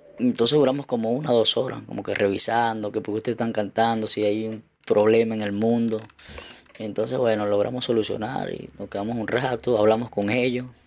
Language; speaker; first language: Spanish; native; Spanish